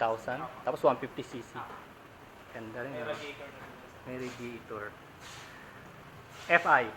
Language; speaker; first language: Filipino; native; Filipino